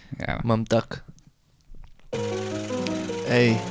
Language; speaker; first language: Hebrew; native; Hebrew